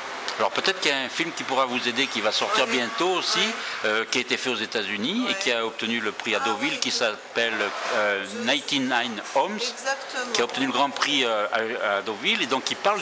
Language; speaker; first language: French; native; French